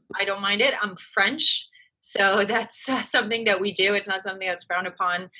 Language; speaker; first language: English; early bilingual, other home language; French